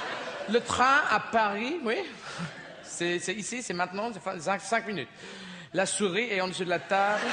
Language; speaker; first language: French; non-native, learner; English